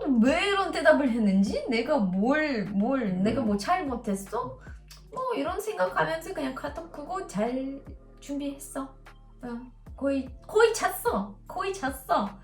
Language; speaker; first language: Korean; non-native, learner; Russian